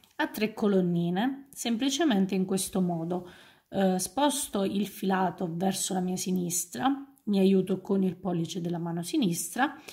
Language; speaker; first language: Italian; native; Italian